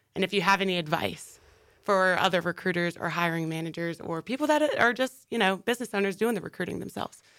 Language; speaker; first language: English; native; English